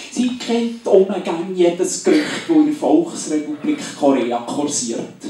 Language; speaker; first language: German; native; German